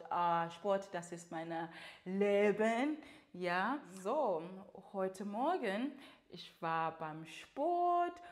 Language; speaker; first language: German; non-native, learner; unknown